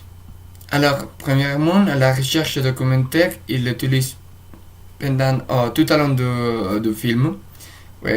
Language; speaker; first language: French; non-native, fluent; Spanish